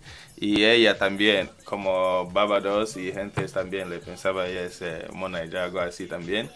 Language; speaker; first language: Spanish; non-native, learner; English